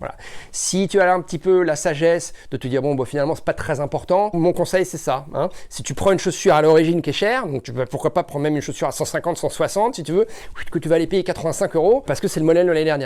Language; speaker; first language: French; native; French